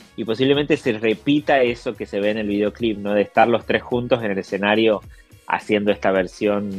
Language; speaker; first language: Spanish; native; Spanish